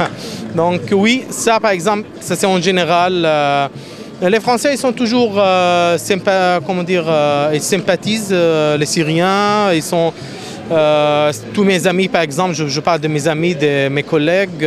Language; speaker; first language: French; non-native, fluent; Arabic